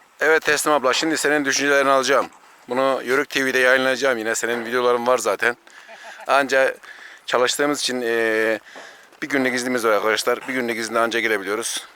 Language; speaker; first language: Turkish; native; Turkish